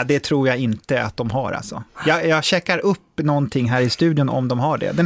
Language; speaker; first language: Swedish; native; Swedish